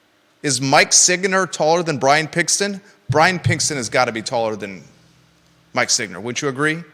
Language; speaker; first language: English; native; English